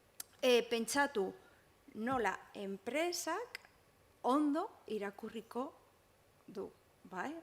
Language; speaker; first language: Basque; non-native, local second language; Spanish